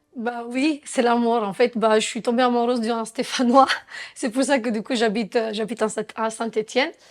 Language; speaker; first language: French; non-native, fluent; Romanian